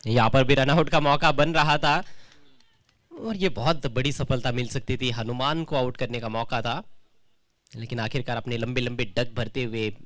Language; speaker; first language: Hindi; non-native, local second language; Marathi